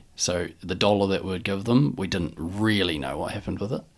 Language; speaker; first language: English; native; English